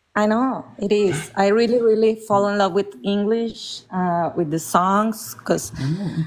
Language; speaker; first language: English; non-native, fluent; Spanish